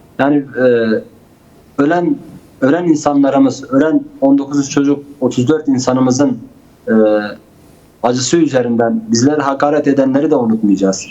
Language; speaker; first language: Turkish; non-native, local second language; Kurdish